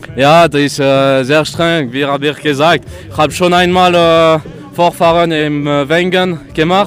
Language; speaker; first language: German; non-native, local second language; French